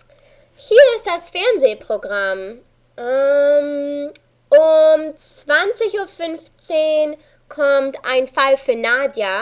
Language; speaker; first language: German; non-native, fluent; English